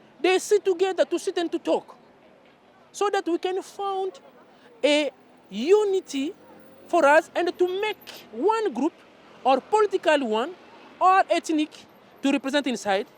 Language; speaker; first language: English; non-native, learner; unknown